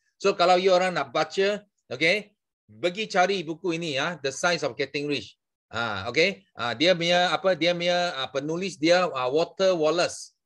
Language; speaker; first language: Malay; non-native, local second language; Chinese